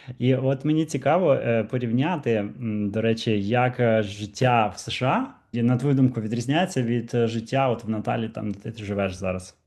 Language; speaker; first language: Ukrainian; native; Ukrainian